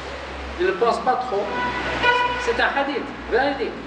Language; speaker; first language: French; non-native, local second language; Arabic